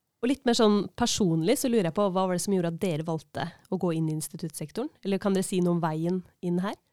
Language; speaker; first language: Norwegian; native; Norwegian